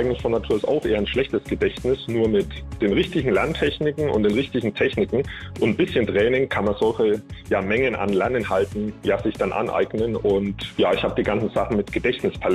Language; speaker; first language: German; native; German